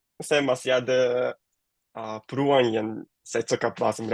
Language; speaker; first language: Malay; non-native, learner; Japanese